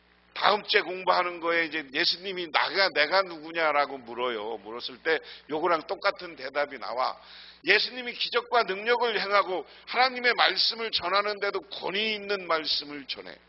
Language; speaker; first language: Korean; native; Korean